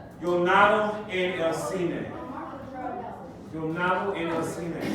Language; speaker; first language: Spanish; non-native, fluent; English